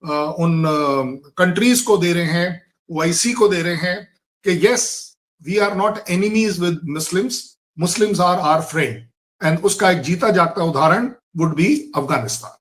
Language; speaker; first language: Hindi; native; Hindi